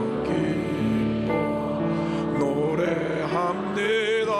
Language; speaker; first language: Korean; native; Korean